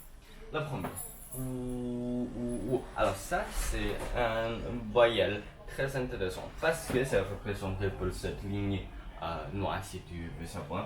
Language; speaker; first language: French; non-native, learner; English